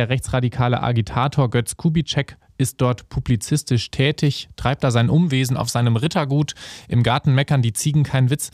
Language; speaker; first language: German; native; German